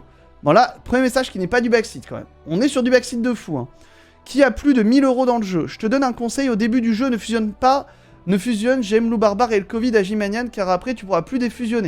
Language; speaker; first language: French; native; French